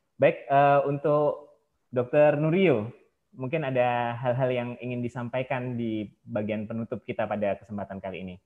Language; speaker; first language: Indonesian; native; Indonesian